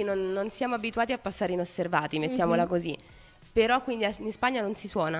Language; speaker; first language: Italian; native; Italian